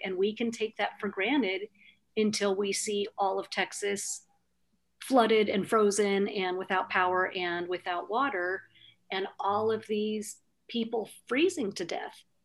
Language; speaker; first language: English; native; English